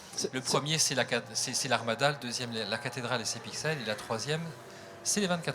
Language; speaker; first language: French; native; French